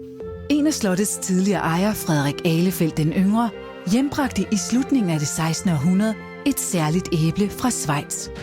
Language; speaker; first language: Danish; native; Danish